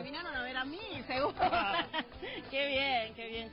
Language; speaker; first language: Spanish; native; Spanish